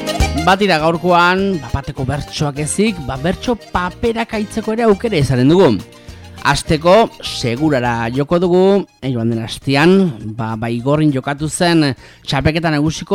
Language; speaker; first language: Basque; native; Basque